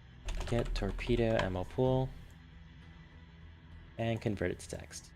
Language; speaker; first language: English; native; English